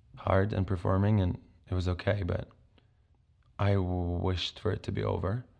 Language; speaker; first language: English; non-native, fluent; Polish